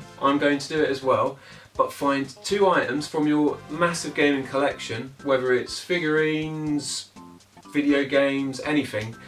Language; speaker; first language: English; native; English